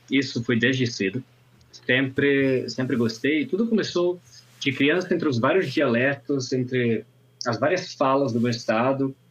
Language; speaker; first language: Portuguese; non-native, fluent; Italian